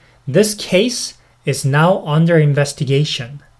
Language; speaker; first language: English; non-native, fluent; Korean